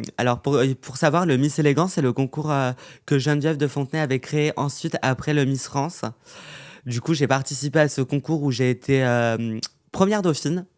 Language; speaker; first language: French; native; French